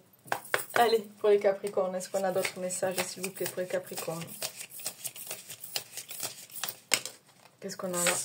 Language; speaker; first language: French; native; French